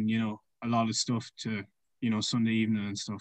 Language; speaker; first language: English; native; English